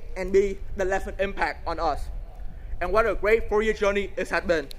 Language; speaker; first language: English; non-native, fluent; Vietnamese